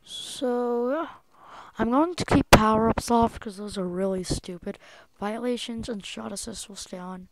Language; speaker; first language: English; native; English